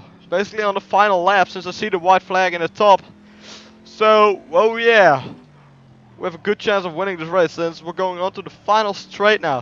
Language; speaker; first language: English; non-native, fluent; Dutch